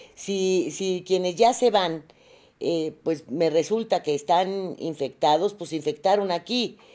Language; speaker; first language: Spanish; native; Spanish